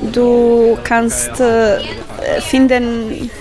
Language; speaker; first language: German; non-native, learner; Albanian